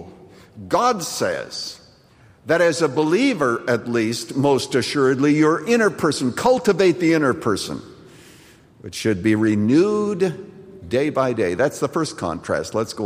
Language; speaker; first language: English; native; English